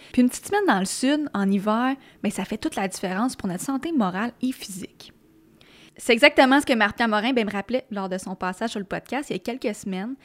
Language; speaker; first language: French; native; French